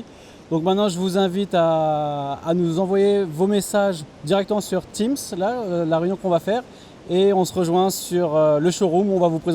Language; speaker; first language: French; native; French